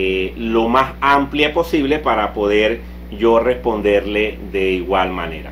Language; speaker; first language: Spanish; native; Spanish